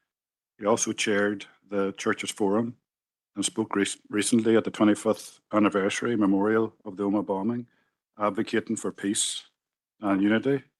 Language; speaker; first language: English; native; English